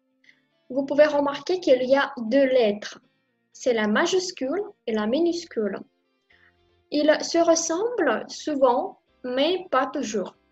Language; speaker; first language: French; non-native, fluent; Russian